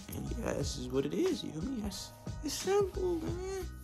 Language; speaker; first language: English; native; English